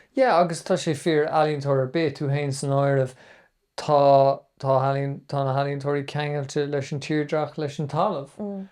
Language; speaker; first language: Irish; native; Irish